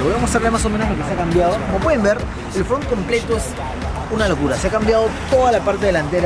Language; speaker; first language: Spanish; native; Spanish